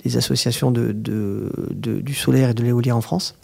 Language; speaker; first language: French; native; French